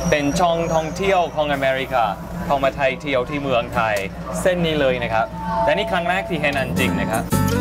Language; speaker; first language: Thai; non-native, fluent; English